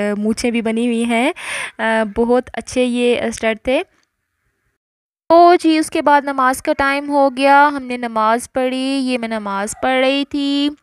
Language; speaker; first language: Urdu; native; Urdu